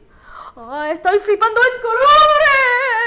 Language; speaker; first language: Spanish; non-native, learner; French